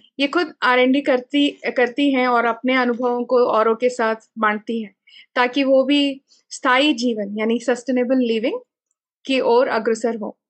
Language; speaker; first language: Hindi; non-native, local second language; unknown